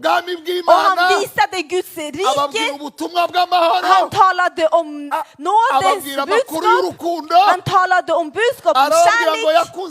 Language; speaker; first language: Swedish; non-native, fluent; Kinyarwanda